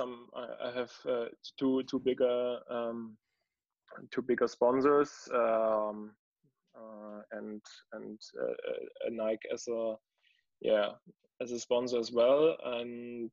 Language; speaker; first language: English; non-native, fluent; German